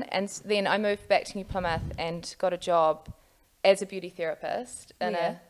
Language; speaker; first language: English; native; English